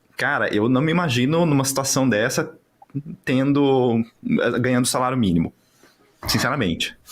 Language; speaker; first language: Portuguese; native; Portuguese